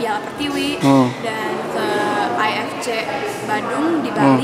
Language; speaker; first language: Indonesian; early bilingual, heritage; English